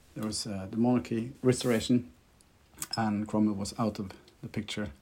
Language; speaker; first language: English; non-native, fluent; Norwegian